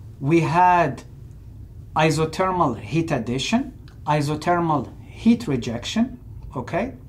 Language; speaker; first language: English; non-native, fluent; Arabic